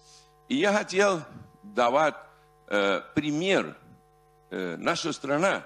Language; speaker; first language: Russian; non-native, fluent; Spanish